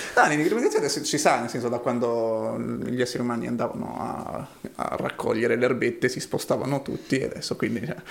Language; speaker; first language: Italian; early bilingual, other home language; Spanish